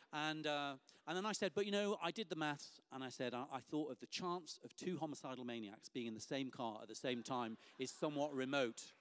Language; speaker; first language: English; native; English